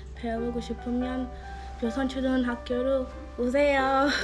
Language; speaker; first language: Korean; non-native, fluent; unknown